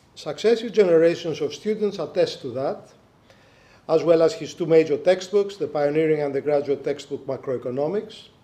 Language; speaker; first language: English; non-native, fluent; Greek